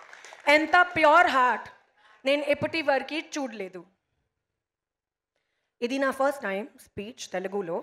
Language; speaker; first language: Telugu; non-native, local second language; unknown